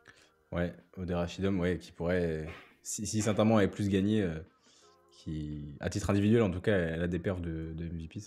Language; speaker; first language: French; native; French